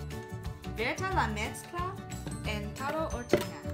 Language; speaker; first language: Spanish; non-native, learner; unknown